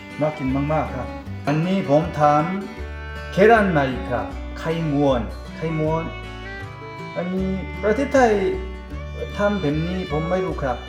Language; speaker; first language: Thai; non-native, learner; Korean